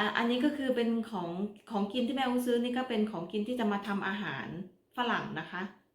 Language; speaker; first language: Thai; native; Thai